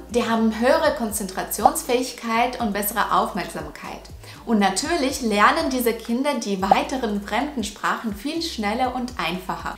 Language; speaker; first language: German; non-native, fluent; Russian